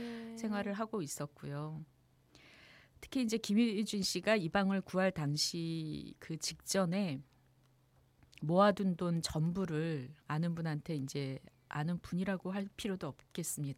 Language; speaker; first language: Korean; native; Korean